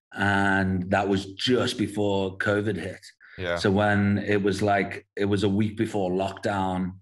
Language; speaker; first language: English; native; English